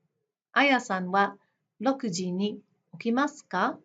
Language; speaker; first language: Japanese; non-native, fluent; English